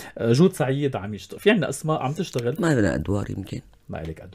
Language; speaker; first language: Arabic; native; Arabic